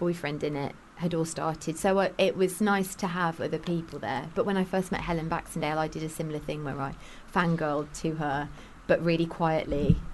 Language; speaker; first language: English; native; English